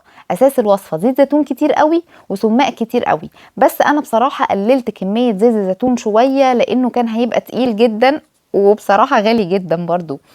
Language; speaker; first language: Arabic; native; Arabic